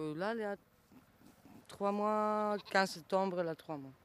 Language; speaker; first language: French; non-native, fluent; Italian